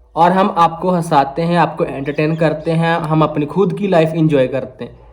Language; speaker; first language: Hindi; non-native, local second language; Punjabi